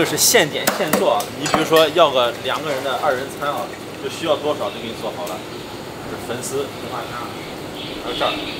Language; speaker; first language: Chinese; native; Chinese